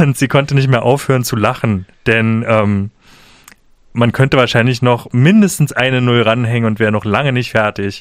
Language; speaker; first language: German; native; German